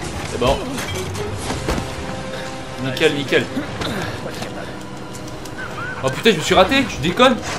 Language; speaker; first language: French; native; French